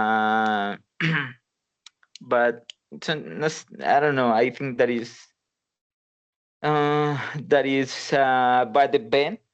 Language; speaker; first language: English; non-native, learner; Spanish